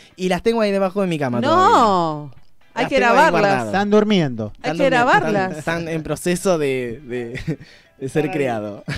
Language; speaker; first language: Spanish; native; Spanish